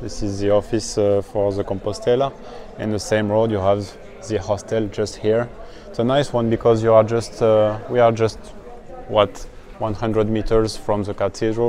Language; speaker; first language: English; non-native, fluent; French